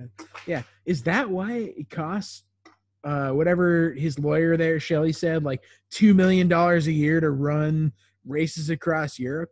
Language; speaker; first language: English; native; English